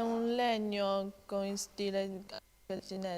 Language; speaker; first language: Italian; non-native, learner; Chinese